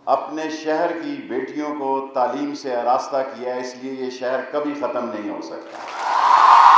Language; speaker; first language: Urdu; non-native, local second language; Punjabi